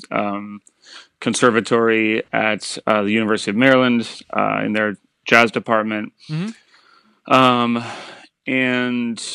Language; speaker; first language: English; native; English